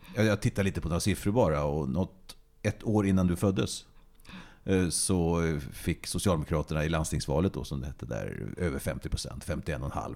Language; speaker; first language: Swedish; native; Swedish